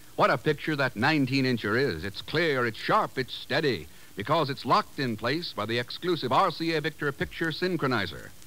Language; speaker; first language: English; native; English